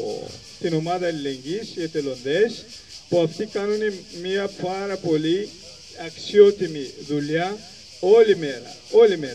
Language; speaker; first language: Greek; non-native, fluent; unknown